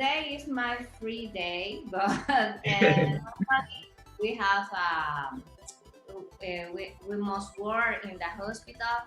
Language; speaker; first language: English; non-native, learner; Spanish